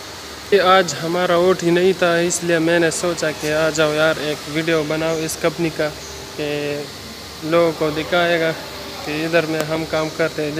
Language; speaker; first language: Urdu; non-native, local second language; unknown